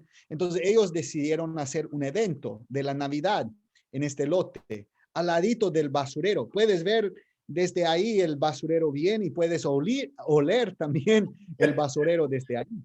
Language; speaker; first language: Spanish; non-native, fluent; English